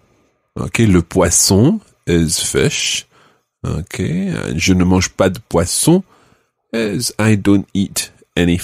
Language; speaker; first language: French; non-native, fluent; English